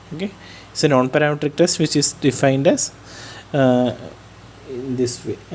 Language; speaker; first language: English; non-native, local second language; Malayalam